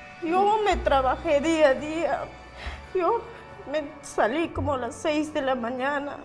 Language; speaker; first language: Spanish; non-native, local second language; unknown